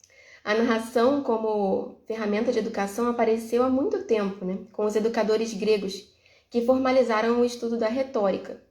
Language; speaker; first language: Portuguese; native; Portuguese